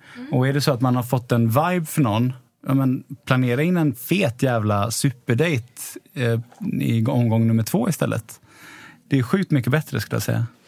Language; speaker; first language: Swedish; native; Swedish